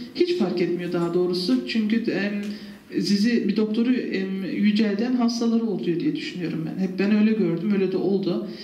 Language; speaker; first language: Turkish; early bilingual, heritage; Turkish